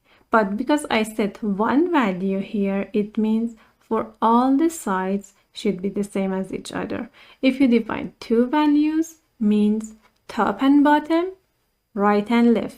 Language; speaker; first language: English; non-native, fluent; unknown